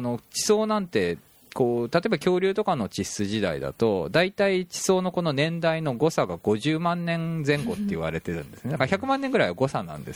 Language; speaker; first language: Japanese; native; Japanese